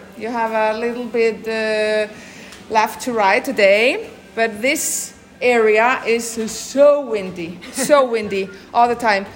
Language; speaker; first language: English; non-native, fluent; Danish